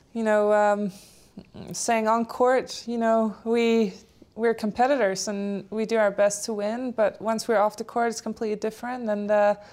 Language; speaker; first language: English; non-native, fluent; Polish